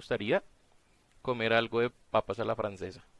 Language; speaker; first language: Spanish; native; Spanish